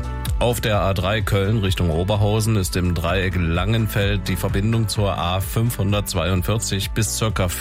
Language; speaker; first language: German; native; German